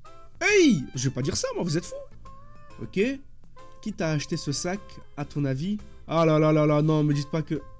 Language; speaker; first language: French; native; French